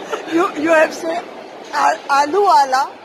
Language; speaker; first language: English; non-native, learner; French